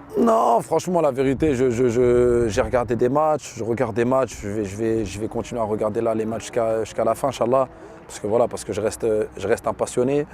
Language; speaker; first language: French; early bilingual, other home language; Arabic